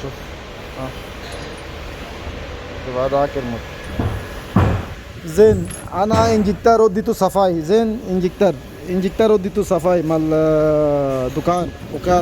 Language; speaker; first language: Arabic; non-native, learner; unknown